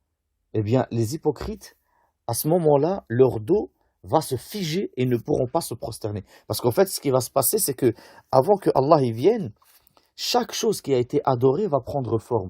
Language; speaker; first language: French; native; French